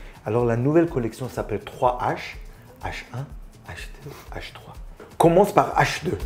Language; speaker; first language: French; non-native, fluent; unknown